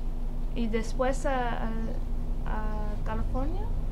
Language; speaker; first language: Spanish; non-native, fluent; English